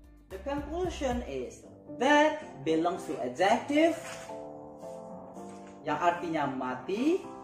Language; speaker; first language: English; non-native, fluent; Indonesian